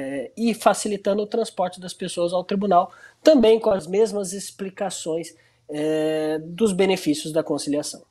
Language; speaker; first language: Portuguese; native; Portuguese